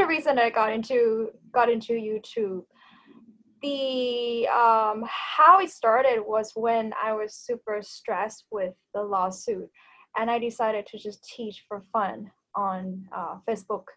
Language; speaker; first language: English; non-native, fluent; Thai